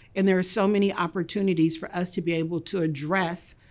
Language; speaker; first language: English; native; English